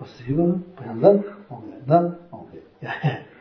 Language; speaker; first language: Russian; non-native, learner; Tibetan